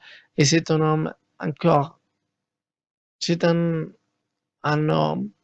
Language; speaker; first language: French; non-native, learner; Spanish